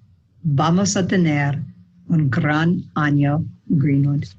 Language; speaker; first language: Spanish; non-native, learner; English